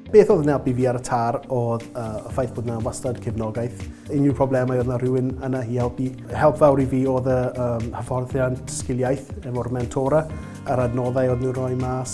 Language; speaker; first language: Welsh; non-native, local second language; English